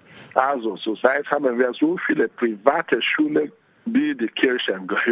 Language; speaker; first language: German; non-native, fluent; Igbo